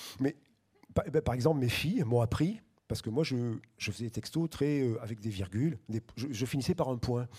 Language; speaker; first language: French; native; French